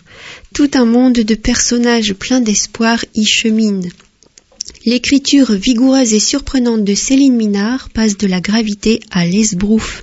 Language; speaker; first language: French; native; French